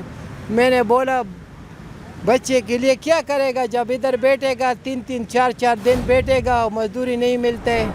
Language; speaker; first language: Hindi; non-native, local second language; Pashto